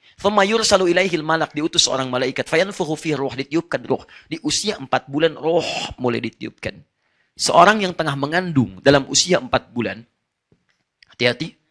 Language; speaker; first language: Indonesian; non-native, fluent; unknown